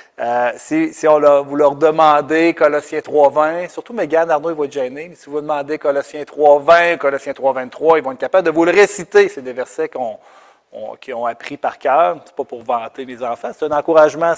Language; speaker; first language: French; native; French